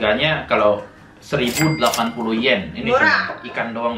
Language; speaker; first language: Indonesian; native; Indonesian